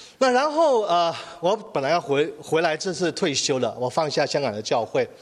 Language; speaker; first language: Chinese; native; Chinese